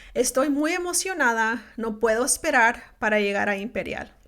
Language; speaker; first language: Spanish; early bilingual, heritage; Spanish